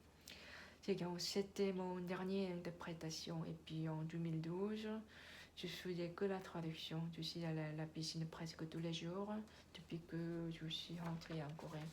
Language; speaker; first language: French; non-native, learner; Korean